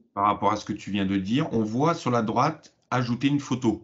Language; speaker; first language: French; native; French